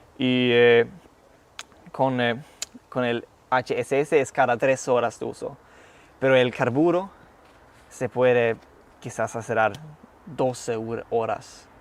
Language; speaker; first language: Spanish; non-native, fluent; Swedish